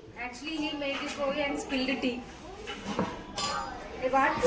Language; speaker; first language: English; non-native, local second language; Hindi